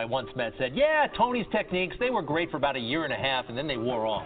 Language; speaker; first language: English; non-native, local second language; Hindi